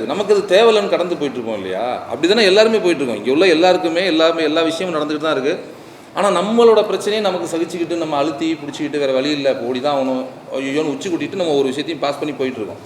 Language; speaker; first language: Tamil; native; Tamil